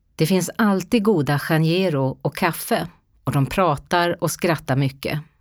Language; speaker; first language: Swedish; native; Swedish